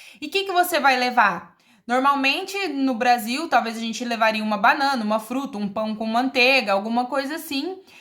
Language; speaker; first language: Portuguese; native; Portuguese